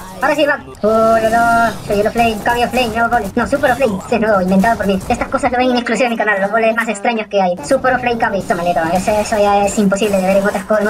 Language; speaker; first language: Spanish; native; Spanish